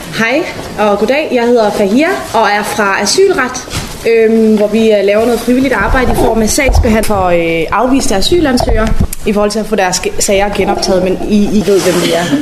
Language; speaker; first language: Danish; early bilingual, other home language; Somali